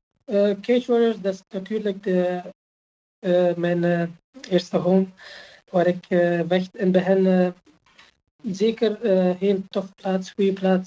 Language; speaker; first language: Dutch; non-native, fluent; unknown